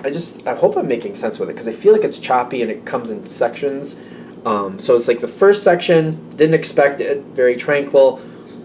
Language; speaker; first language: English; native; English